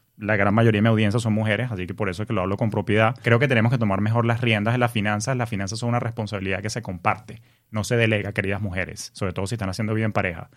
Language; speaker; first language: Spanish; native; Spanish